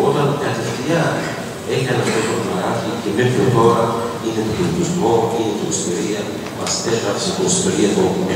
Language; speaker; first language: Greek; non-native, learner; Arabic